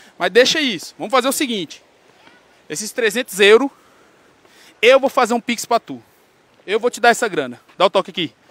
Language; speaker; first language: Portuguese; native; Portuguese